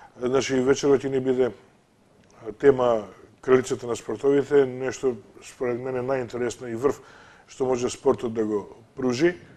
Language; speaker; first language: Macedonian; native; Macedonian